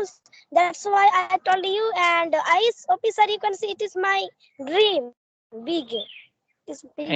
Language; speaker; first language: English; non-native, learner; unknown